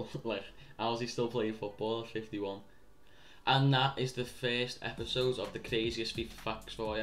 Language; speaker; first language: English; native; English